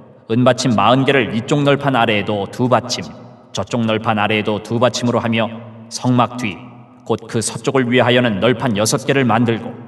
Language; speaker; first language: Korean; native; Korean